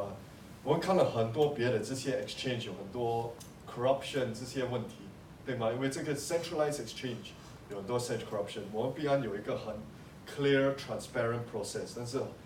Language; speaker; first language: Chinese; non-native, local second language; English